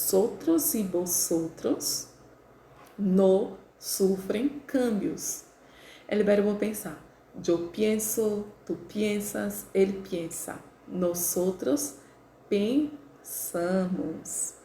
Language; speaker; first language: Spanish; non-native, learner; Portuguese